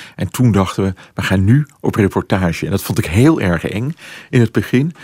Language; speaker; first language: Dutch; native; Dutch